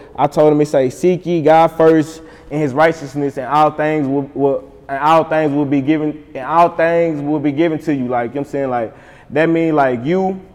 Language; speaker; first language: English; native; English